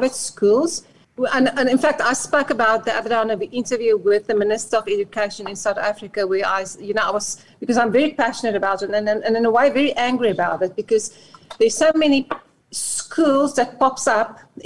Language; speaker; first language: English; non-native, local second language; Afrikaans